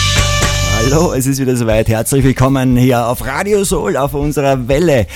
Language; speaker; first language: German; native; German